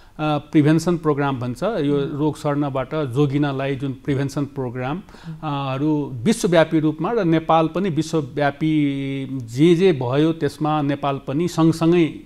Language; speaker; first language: Nepali; non-native, local second language; Maithili